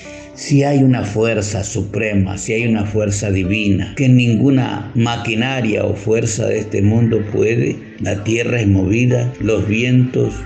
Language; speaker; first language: Spanish; native; Spanish